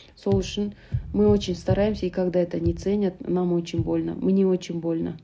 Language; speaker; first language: Russian; non-native, local second language; Kazakh